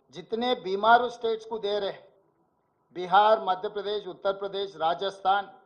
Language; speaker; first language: Hindi; non-native, local second language; Telugu